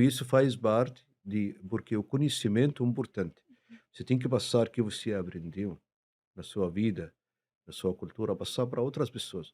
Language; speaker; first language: Portuguese; non-native, fluent; Arabic